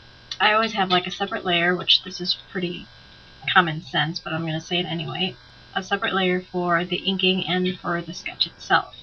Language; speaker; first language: English; native; English